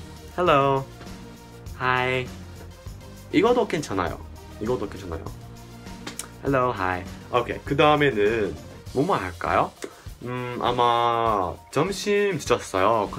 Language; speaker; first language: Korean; non-native, fluent; English